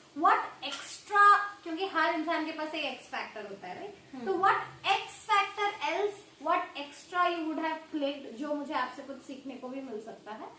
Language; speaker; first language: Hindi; non-native, local second language; Odia